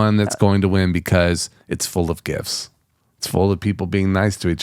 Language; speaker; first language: English; native; English